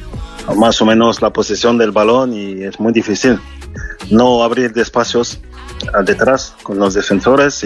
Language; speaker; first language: Spanish; non-native, learner; French